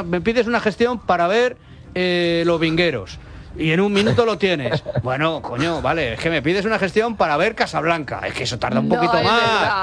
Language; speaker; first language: Spanish; native; Spanish